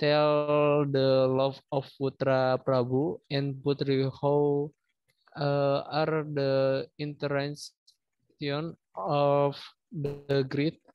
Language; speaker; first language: English; non-native, learner; Indonesian